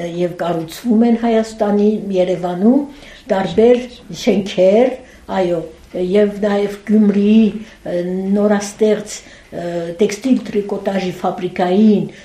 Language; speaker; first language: Armenian; early bilingual, heritage; Armenian